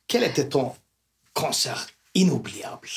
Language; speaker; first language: French; non-native, fluent; Turkish